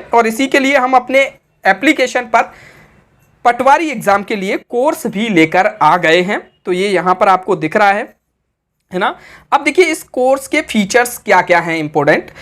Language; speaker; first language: Hindi; native; Hindi